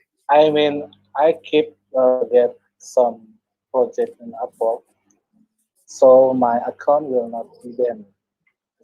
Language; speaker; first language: English; non-native, learner; Indonesian